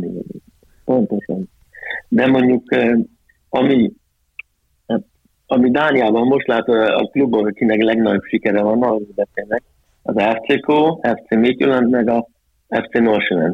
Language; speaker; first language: Hungarian; early bilingual, heritage; Hungarian